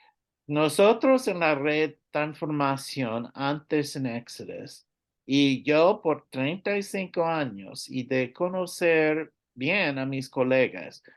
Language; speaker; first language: Spanish; non-native, learner; English